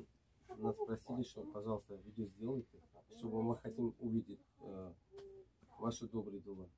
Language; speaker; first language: Russian; non-native, learner; Tajik